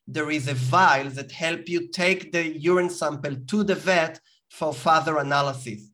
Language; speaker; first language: English; non-native, fluent; Hebrew